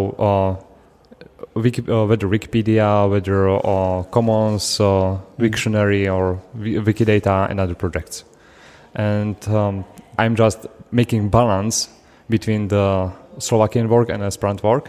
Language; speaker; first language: English; non-native, fluent; Slovak